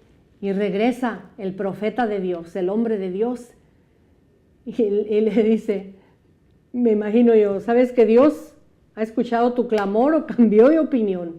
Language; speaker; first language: Spanish; native; Spanish